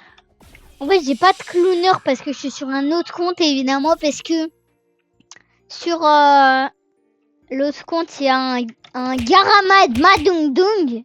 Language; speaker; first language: French; native; French